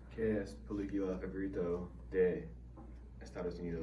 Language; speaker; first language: Spanish; non-native, learner; English